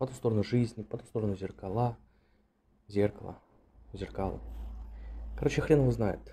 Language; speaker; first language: Russian; native; Russian